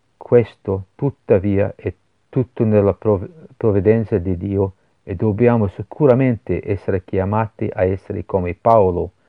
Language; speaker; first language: Italian; non-native, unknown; English